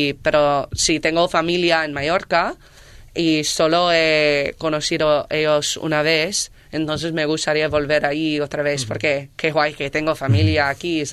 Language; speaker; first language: Spanish; non-native, learner; English